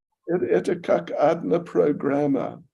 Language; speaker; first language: Russian; non-native, learner; English